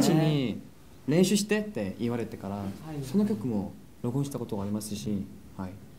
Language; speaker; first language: Japanese; non-native, fluent; Korean